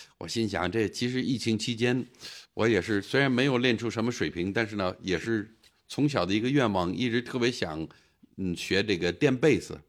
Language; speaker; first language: Chinese; non-native, fluent; English